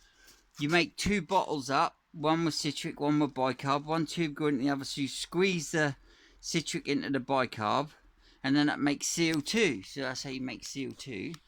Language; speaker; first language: English; native; English